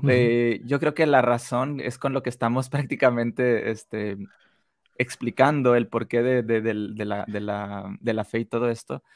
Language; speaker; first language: Spanish; native; Spanish